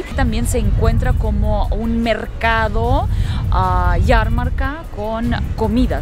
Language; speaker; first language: Spanish; early bilingual, heritage; Russian